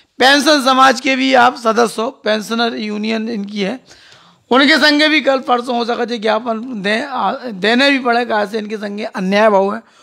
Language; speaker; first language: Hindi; native; Hindi